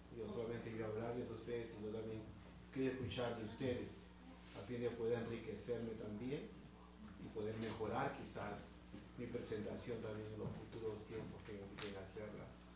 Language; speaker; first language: Spanish; native; Spanish